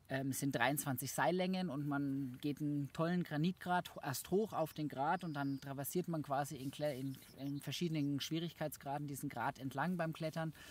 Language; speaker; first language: German; native; German